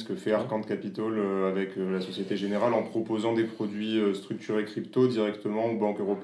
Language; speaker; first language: French; native; French